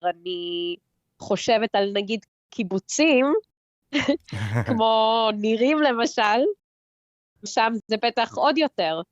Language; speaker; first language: Hebrew; early bilingual, heritage; Hebrew